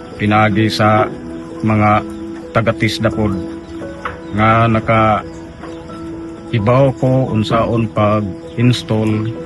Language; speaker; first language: Cebuano; native; Cebuano